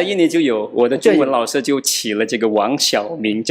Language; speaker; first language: Chinese; non-native, fluent; Madurese